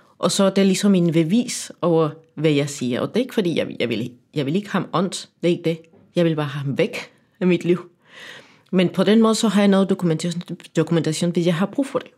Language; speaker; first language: Danish; non-native, fluent; Spanish